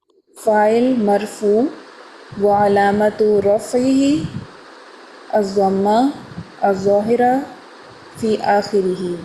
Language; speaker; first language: Arabic; non-native, learner; Urdu